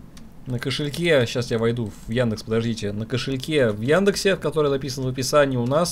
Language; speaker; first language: Russian; native; Russian